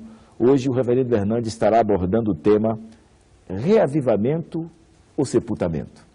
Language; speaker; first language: Portuguese; native; Portuguese